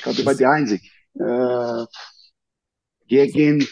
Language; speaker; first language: German; non-native, learner; Portuguese